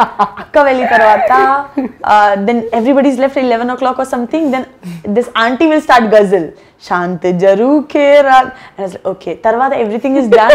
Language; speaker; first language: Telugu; non-native, learner; Gujarati